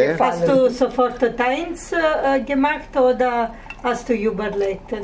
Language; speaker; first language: German; non-native, learner; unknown